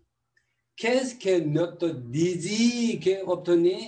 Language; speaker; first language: French; non-native, learner; Tibetan